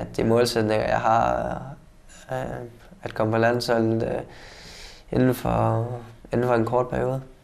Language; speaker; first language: Danish; native; Danish